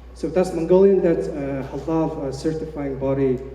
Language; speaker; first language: English; non-native, fluent; Mongolian